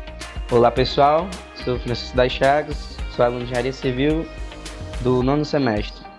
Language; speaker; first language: Portuguese; native; Portuguese